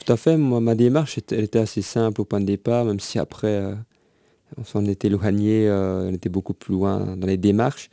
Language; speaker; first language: French; native; French